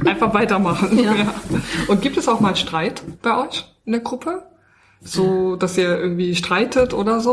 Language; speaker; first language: German; native; German